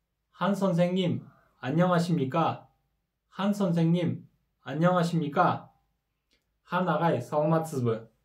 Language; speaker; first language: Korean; non-native, fluent; Kyrgyz